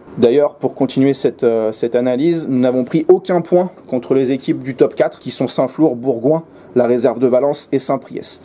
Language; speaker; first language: French; native; French